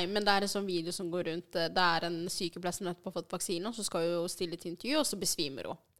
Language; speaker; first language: Norwegian; early bilingual, other home language; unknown